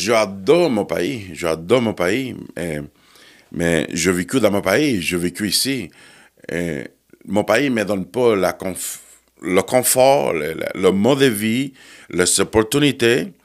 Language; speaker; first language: French; non-native, fluent; Spanish